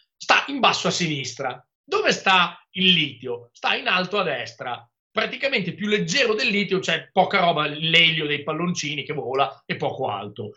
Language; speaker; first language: Italian; native; Italian